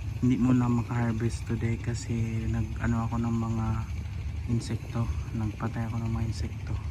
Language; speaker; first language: Filipino; native; Filipino